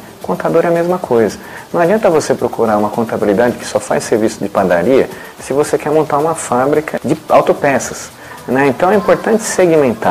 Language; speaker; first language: Portuguese; native; Portuguese